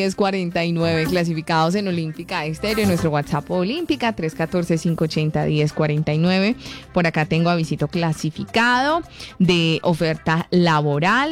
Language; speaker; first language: Spanish; native; Spanish